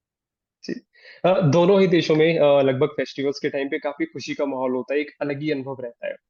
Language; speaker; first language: Hindi; native; Hindi